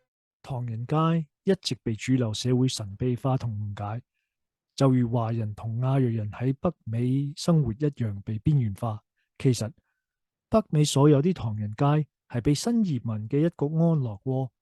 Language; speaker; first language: Cantonese; early bilingual, heritage; Cantonese